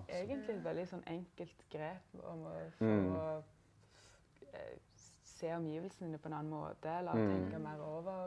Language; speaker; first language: Norwegian; native; Norwegian